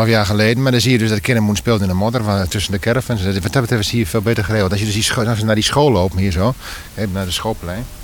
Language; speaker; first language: Dutch; native; Dutch